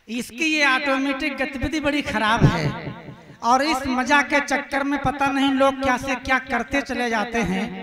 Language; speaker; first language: Hindi; native; Hindi